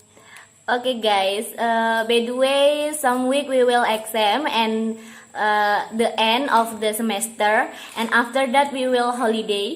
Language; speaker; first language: English; non-native, learner; Indonesian